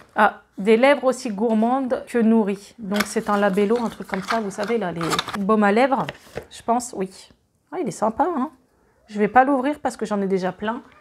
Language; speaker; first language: French; native; French